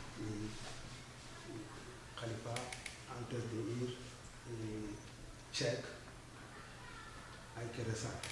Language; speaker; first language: Spanish; non-native, learner; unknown